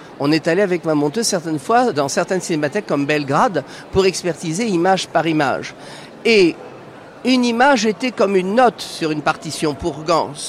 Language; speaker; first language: French; native; French